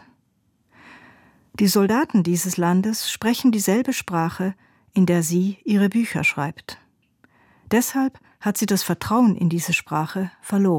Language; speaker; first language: German; native; German